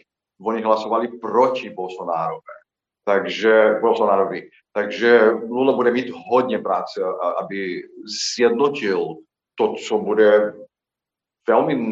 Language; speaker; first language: Czech; non-native, fluent; Portuguese